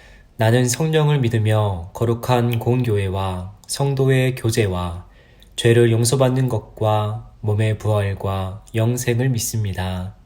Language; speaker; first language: Korean; native; Korean